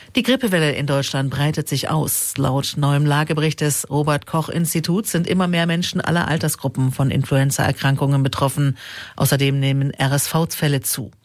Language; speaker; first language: German; native; German